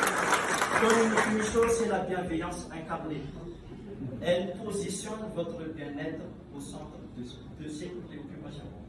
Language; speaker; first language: French; non-native, local second language; Malagasy